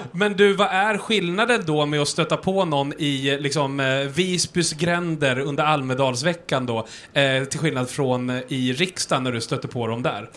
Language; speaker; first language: Swedish; native; Swedish